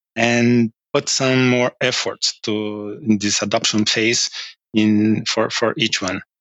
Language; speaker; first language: English; non-native, fluent; Portuguese